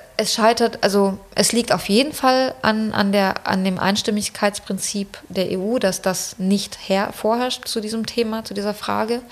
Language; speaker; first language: German; early bilingual, other home language; Persian